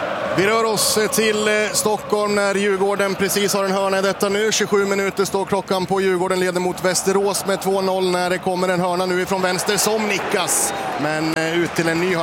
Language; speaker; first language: Swedish; native; Swedish